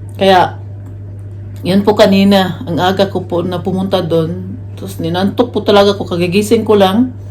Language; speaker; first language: Filipino; non-native, local second language; Cebuano